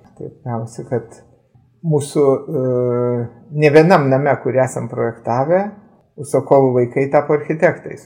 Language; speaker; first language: Lithuanian; native; Lithuanian